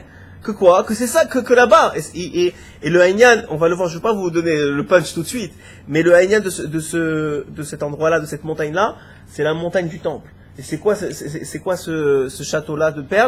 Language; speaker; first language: French; native; French